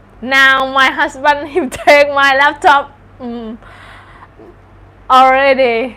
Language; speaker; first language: English; non-native, learner; Thai